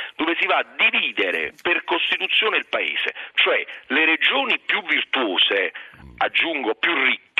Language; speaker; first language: Italian; native; Italian